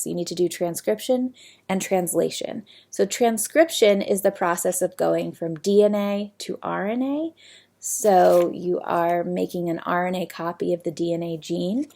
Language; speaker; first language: English; native; English